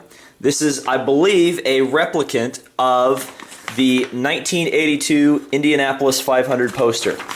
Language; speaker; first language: English; native; English